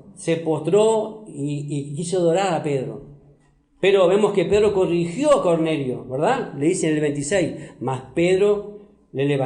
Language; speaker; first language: Spanish; native; Spanish